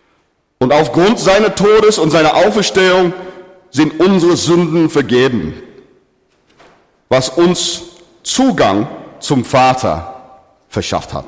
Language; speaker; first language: German; non-native, fluent; English